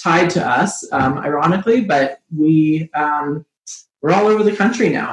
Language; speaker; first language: English; native; English